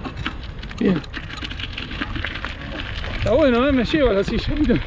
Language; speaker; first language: Spanish; native; Spanish